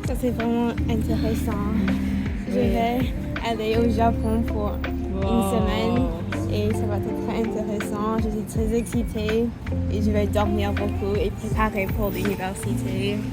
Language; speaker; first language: French; non-native, learner; English